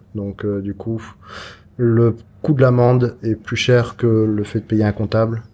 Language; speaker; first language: French; native; French